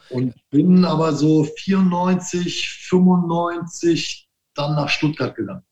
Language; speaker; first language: German; early bilingual, other home language; Italian